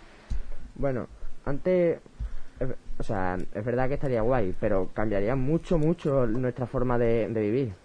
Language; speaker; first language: Spanish; native; Spanish